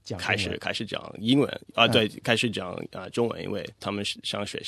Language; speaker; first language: Chinese; non-native, fluent; English